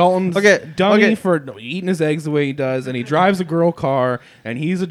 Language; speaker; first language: English; native; English